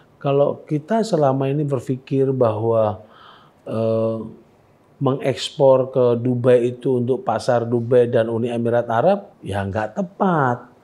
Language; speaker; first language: Indonesian; native; Indonesian